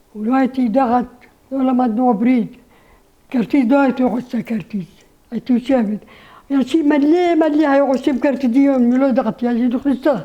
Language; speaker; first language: Hebrew; non-native, learner; Arabic